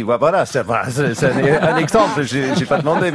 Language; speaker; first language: French; non-native, fluent; English